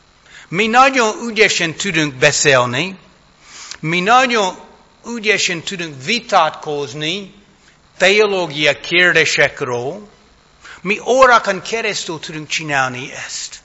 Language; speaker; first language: Hungarian; non-native, fluent; English